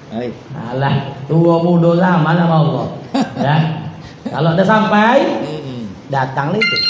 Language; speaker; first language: Indonesian; native; Indonesian